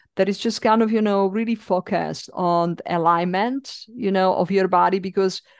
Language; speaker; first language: English; non-native, fluent; Czech